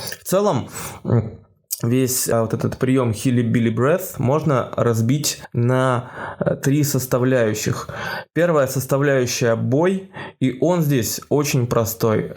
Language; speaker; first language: Russian; native; Russian